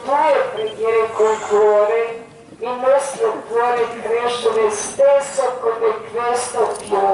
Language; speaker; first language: Italian; non-native, learner; Croatian